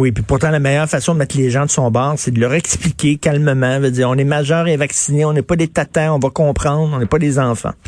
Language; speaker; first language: French; native; French